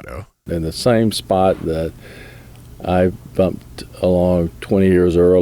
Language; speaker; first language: English; native; English